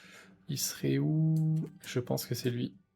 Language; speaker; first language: French; native; French